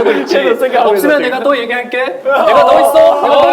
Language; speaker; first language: Korean; non-native, fluent; Chinese